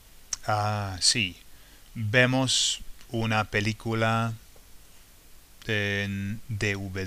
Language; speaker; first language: Spanish; non-native, fluent; English